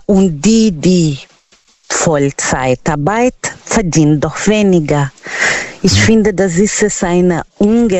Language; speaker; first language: German; non-native, learner; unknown